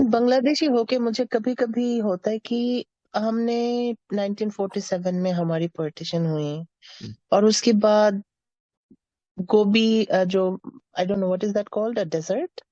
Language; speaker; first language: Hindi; non-native, fluent; Bangla